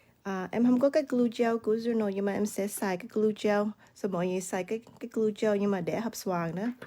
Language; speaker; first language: Vietnamese; early bilingual, heritage; Vietnamese